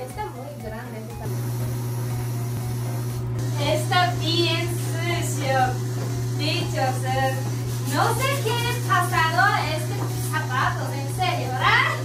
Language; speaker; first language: Spanish; non-native, learner; Japanese